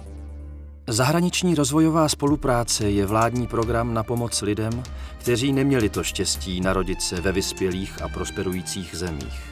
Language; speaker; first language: Czech; native; Czech